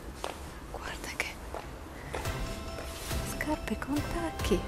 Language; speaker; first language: Italian; non-native, learner; Russian